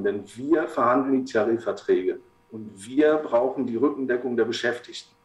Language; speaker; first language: German; native; German